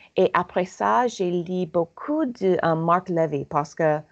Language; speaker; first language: French; non-native, learner; English